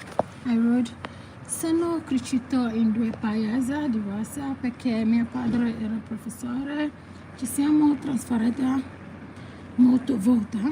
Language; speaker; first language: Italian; non-native, learner; Igbo